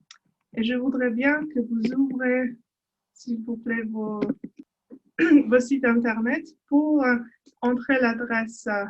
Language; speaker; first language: French; non-native, fluent; Polish